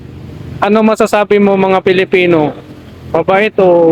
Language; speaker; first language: Filipino; native; Filipino